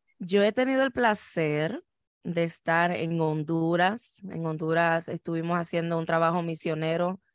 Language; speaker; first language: Spanish; native; Spanish